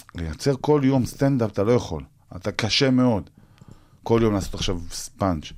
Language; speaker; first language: Hebrew; native; Hebrew